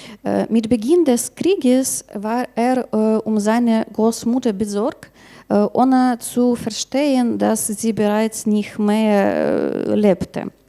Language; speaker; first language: German; non-native, learner; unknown